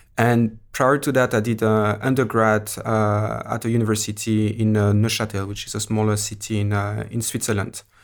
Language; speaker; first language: English; non-native, fluent; French